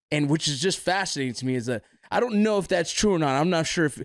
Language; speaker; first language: English; native; English